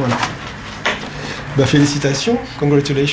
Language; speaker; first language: French; native; French